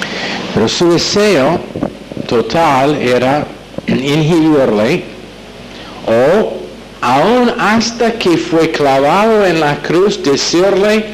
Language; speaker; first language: Spanish; non-native, fluent; English